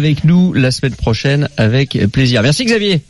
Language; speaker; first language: French; native; French